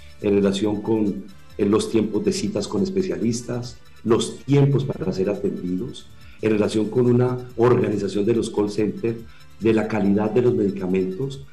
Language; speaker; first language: Spanish; native; Spanish